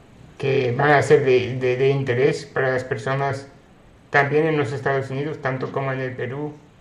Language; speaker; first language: Spanish; non-native, fluent; English